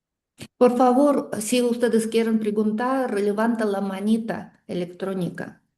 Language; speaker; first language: Spanish; non-native, fluent; Russian